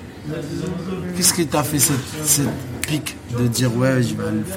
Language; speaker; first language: French; non-native, local second language; Arabic